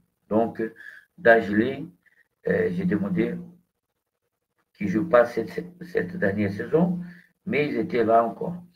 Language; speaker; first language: French; non-native, fluent; Portuguese